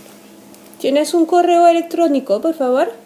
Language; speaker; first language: Spanish; non-native, fluent; French